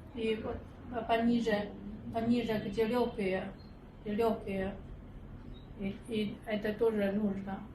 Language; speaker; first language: Russian; non-native, learner; Chinese